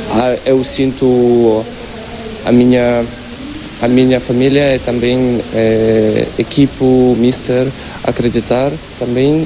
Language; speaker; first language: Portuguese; non-native, learner; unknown